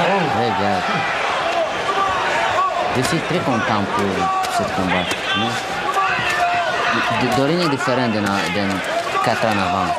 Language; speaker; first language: French; non-native, learner; Romanian